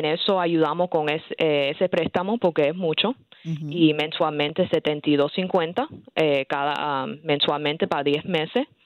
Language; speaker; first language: Spanish; early bilingual, heritage; English